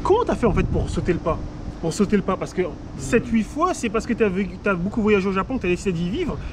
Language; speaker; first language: French; native; French